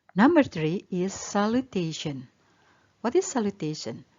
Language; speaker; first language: English; non-native, learner; Indonesian